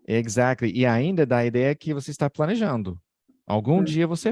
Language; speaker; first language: Portuguese; non-native, fluent; English